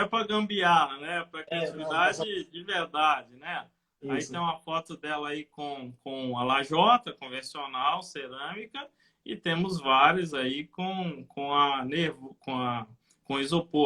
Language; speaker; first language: Portuguese; native; Portuguese